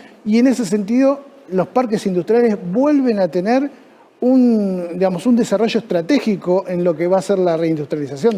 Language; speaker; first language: Spanish; native; Spanish